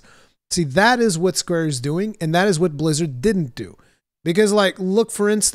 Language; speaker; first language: English; native; English